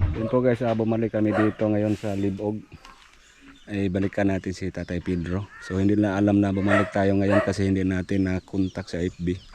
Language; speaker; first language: Filipino; non-native, local second language; Bikol